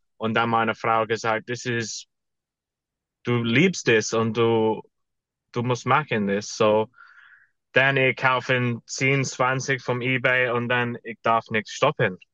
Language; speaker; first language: German; non-native, learner; English